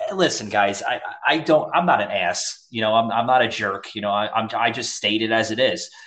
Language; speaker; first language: English; native; English